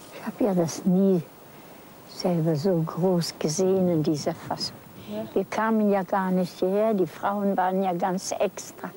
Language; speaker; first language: German; native; German